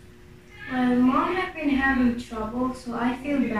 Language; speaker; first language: English; non-native, learner; Indonesian